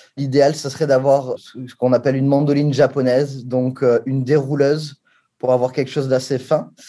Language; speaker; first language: French; early bilingual, heritage; English